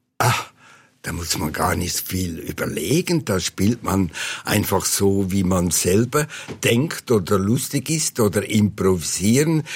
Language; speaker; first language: German; native; German